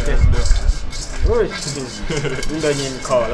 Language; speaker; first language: Vietnamese; non-native, learner; Portuguese